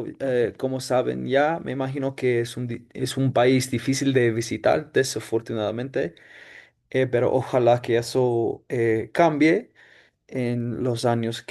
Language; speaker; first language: Spanish; non-native, fluent; English